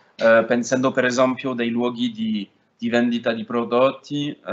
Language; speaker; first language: Italian; non-native, fluent; French